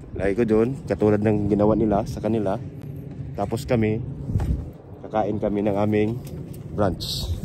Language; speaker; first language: Filipino; non-native, local second language; Cebuano